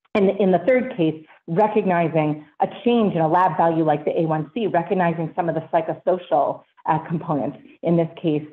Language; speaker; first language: English; native; English